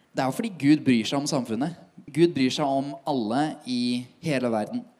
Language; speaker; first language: Norwegian; native; Norwegian